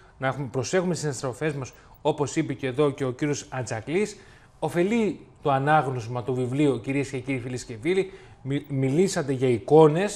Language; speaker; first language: Greek; native; Greek